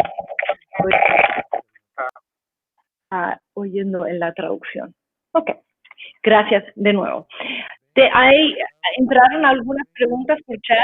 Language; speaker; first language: Spanish; non-native, fluent; English